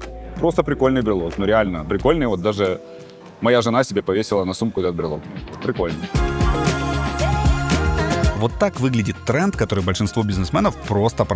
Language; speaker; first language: Russian; native; Russian